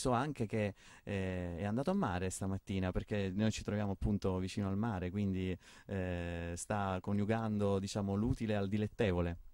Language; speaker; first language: Italian; native; Italian